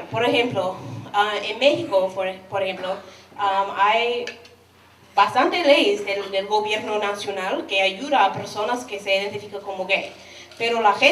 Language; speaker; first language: Spanish; non-native, fluent; English